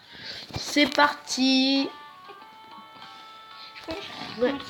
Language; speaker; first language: French; native; French